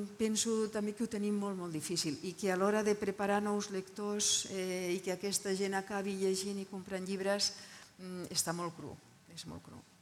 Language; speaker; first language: Catalan; non-native, local second language; Spanish